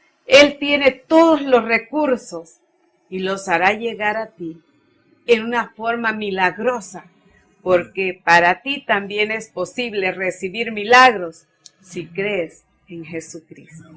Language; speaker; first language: Spanish; native; Spanish